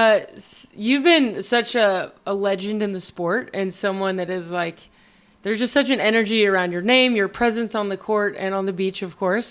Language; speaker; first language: English; native; English